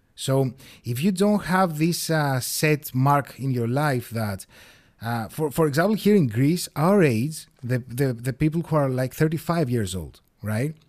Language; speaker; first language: English; non-native, fluent; Greek